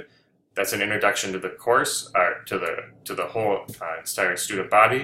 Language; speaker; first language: English; native; English